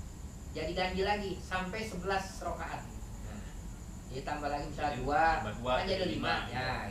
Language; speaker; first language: Indonesian; native; Indonesian